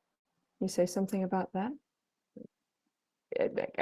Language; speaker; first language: English; non-native, fluent; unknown